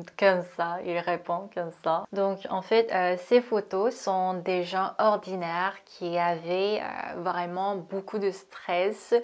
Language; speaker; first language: French; non-native, fluent; Korean